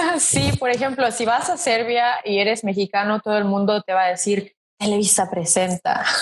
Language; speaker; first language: Spanish; non-native, fluent; Serbian